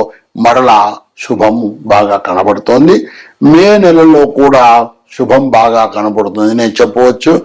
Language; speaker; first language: Telugu; native; Telugu